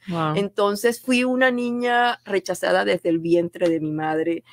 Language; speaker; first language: Spanish; native; Spanish